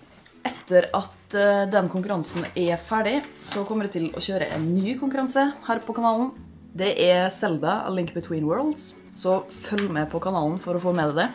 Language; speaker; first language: Norwegian; native; Norwegian